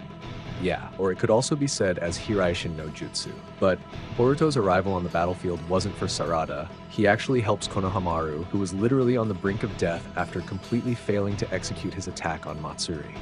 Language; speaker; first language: English; non-native, fluent; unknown